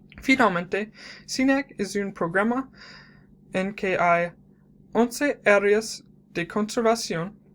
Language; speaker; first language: Spanish; non-native, learner; English